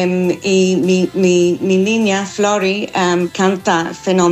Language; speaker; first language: Spanish; non-native, learner; English